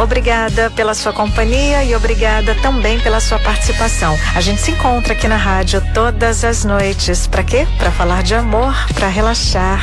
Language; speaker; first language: Portuguese; native; Portuguese